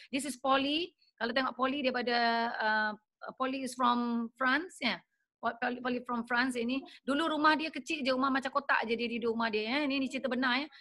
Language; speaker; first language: Malay; native; Malay